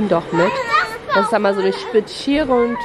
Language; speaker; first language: German; native; German